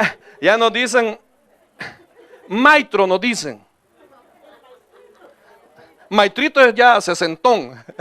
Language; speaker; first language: Spanish; native; Spanish